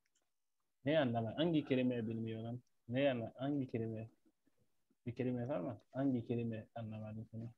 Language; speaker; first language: Turkish; non-native, learner; French